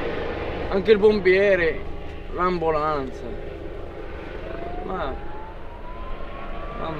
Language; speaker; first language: Italian; non-native, fluent; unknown